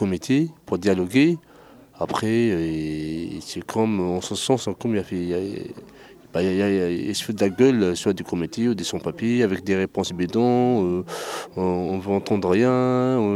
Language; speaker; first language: French; non-native, fluent; Arabic